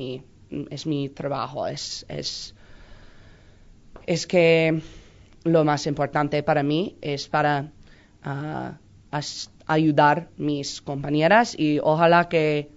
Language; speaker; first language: Spanish; non-native, learner; English